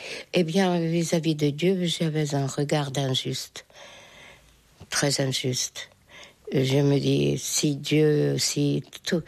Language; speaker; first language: French; non-native, fluent; Hungarian